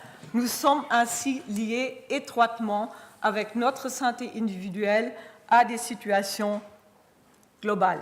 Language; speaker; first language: French; non-native, fluent; German